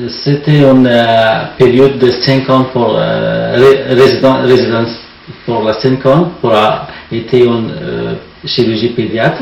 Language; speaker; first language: French; non-native, learner; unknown